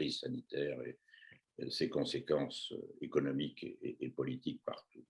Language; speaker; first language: French; native; French